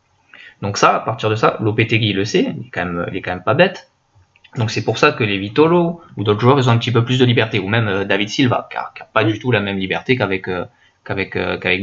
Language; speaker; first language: French; native; French